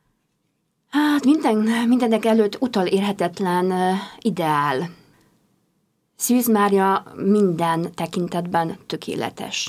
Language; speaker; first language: Hungarian; non-native, fluent; Polish